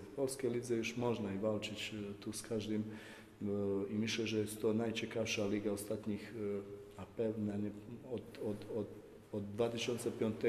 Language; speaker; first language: Polish; non-native, fluent; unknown